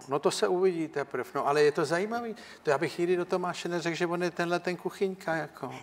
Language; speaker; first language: Czech; native; Czech